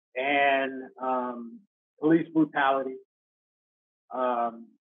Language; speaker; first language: English; native; English